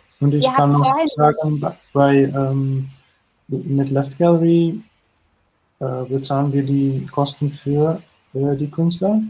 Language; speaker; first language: German; non-native, fluent; Dutch